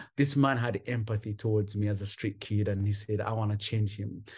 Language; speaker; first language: English; non-native, local second language; Kinyarwanda